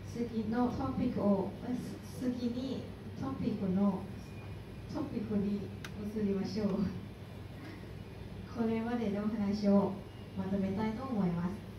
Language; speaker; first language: Japanese; non-native, learner; Thai